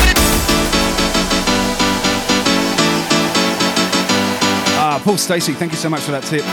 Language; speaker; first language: English; native; English